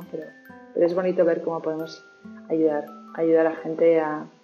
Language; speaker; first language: Spanish; native; Spanish